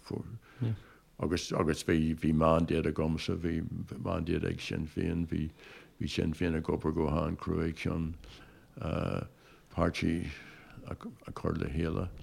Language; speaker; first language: Irish; non-native, local second language; English